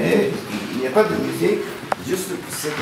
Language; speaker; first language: French; non-native, learner; Japanese